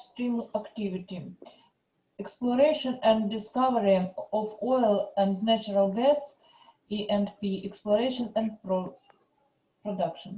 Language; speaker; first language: English; non-native, learner; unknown